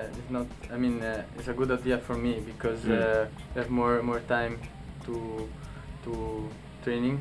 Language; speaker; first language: English; non-native, local second language; Filipino